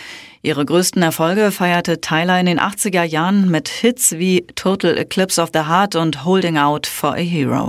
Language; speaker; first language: German; native; German